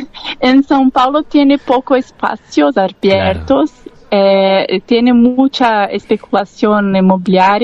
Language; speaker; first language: Spanish; non-native, learner; Portuguese